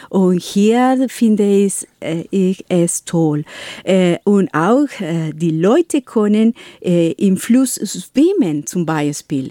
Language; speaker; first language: German; non-native, learner; Spanish